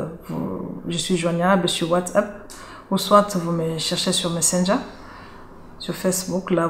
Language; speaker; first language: French; non-native, local second language; Lingala